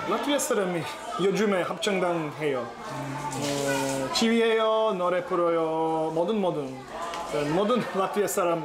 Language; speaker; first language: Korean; non-native, learner; Latvian